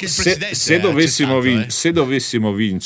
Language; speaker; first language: Italian; native; Italian